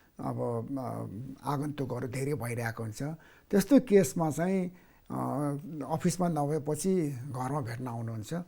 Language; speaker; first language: Nepali; non-native, local second language; Newari